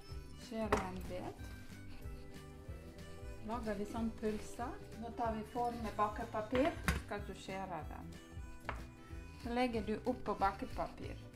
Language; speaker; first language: Norwegian; non-native, learner; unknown